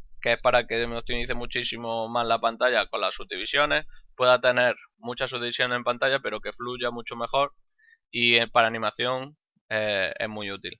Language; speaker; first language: Spanish; native; Spanish